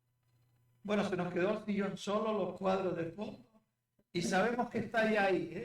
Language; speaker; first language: Spanish; native; Spanish